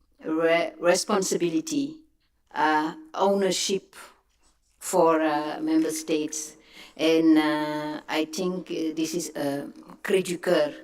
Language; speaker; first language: English; non-native, fluent; French